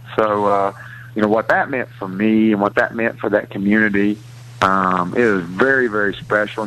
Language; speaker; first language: English; native; English